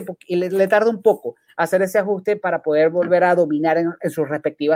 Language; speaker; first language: Spanish; native; Spanish